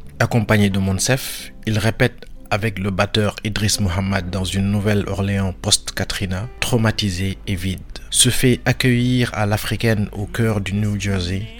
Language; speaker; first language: French; non-native, local second language; Wolof